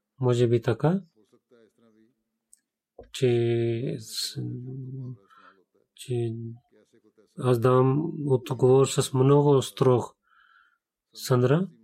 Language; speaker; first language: Bulgarian; non-native, learner; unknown